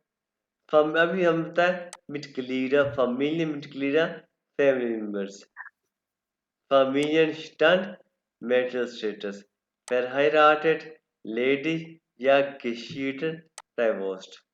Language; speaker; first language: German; non-native, learner; Urdu